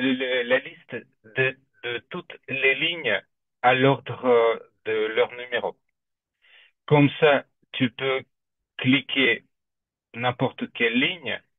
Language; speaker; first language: French; non-native, fluent; Russian